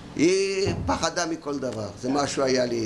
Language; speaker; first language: Hebrew; early bilingual, other home language; Yiddish